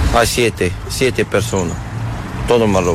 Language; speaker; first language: Spanish; non-native, learner; Arabic